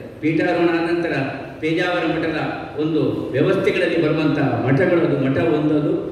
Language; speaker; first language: Kannada; non-native, local second language; Tulu